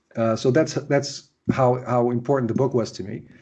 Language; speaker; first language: English; non-native, fluent; Dutch